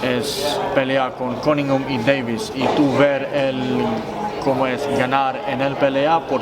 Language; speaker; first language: Spanish; non-native, learner; English